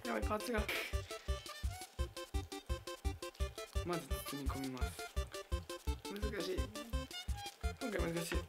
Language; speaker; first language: Japanese; native; Japanese